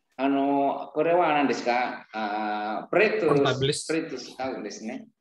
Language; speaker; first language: Japanese; non-native, learner; Indonesian